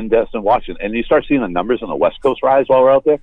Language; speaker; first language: English; native; English